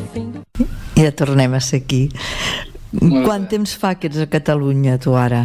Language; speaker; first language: Catalan; native; Catalan